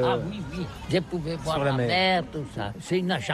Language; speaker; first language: French; non-native, learner; Catalan